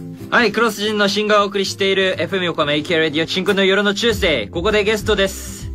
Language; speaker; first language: Japanese; non-native, fluent; Korean